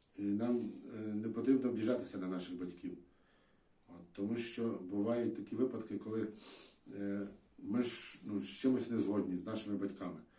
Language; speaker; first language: Ukrainian; native; Ukrainian